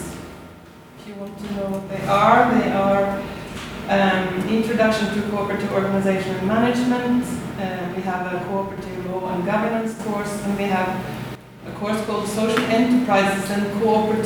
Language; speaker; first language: English; non-native, fluent; Norwegian